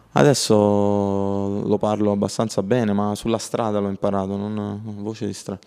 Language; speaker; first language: Italian; native; Italian